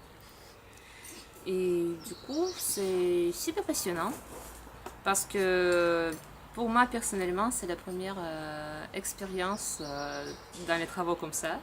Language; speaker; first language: French; non-native, fluent; Russian